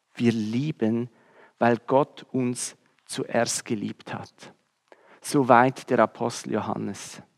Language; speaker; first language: German; native; German